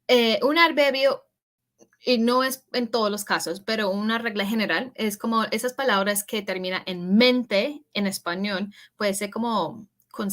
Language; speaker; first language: Spanish; early bilingual, heritage; English